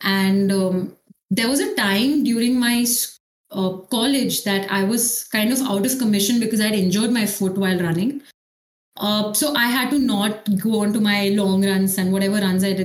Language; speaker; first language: English; non-native, local second language; Hindi